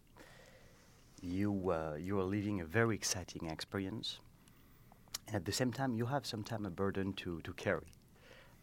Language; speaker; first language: English; non-native, fluent; French